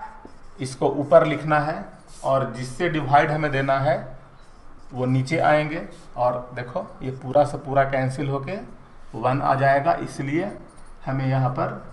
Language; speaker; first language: Hindi; native; Hindi